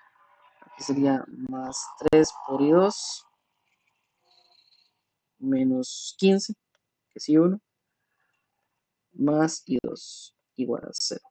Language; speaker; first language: Spanish; native; Spanish